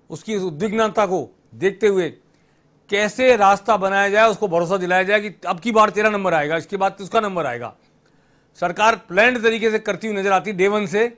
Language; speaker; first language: Hindi; native; Hindi